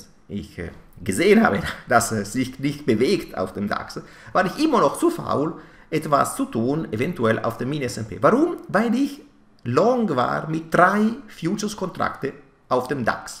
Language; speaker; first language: German; non-native, fluent; Italian